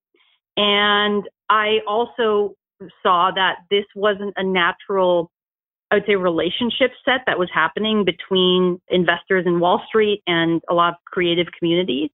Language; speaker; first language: English; native; English